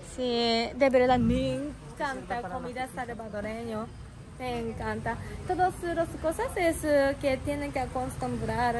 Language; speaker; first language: Spanish; non-native, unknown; Japanese